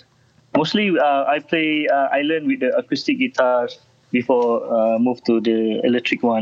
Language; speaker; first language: English; non-native, local second language; Malay